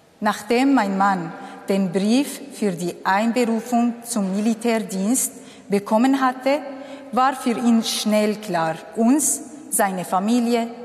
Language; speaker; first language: German; non-native, fluent; Kurdish